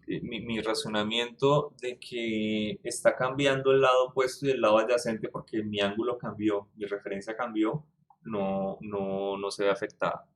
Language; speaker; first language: Spanish; native; Spanish